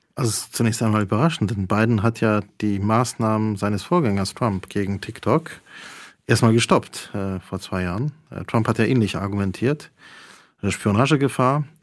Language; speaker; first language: German; early bilingual, other home language; Polish